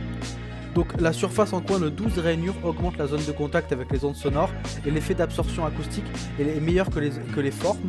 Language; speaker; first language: French; native; French